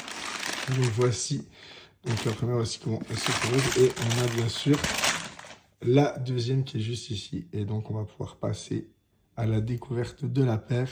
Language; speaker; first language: French; native; French